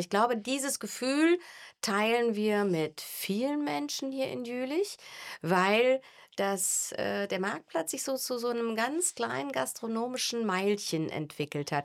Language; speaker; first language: German; native; German